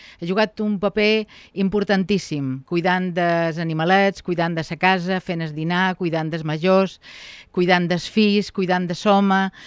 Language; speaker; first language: Catalan; native; Catalan